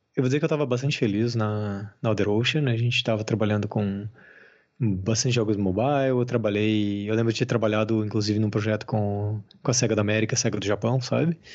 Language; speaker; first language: Portuguese; native; Portuguese